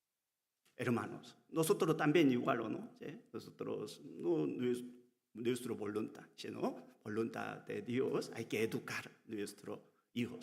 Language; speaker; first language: Spanish; non-native, learner; Korean